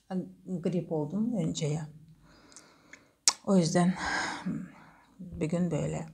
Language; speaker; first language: Turkish; non-native, learner; Russian